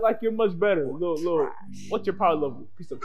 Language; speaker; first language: English; native; English